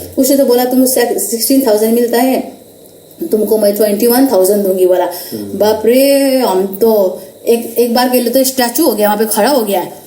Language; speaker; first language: Hindi; non-native, local second language; Nepali